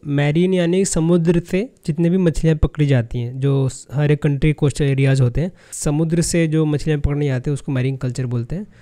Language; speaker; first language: Hindi; native; Hindi